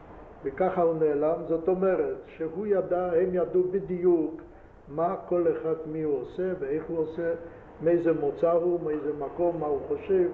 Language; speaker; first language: Hebrew; non-native, fluent; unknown